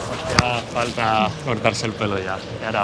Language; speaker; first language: Spanish; native; Spanish